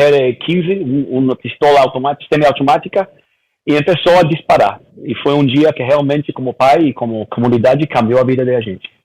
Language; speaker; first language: Portuguese; early bilingual, heritage; Portuguese